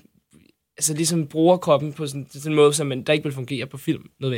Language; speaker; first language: Danish; native; Danish